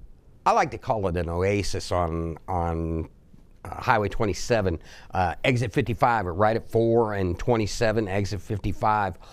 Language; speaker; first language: English; native; English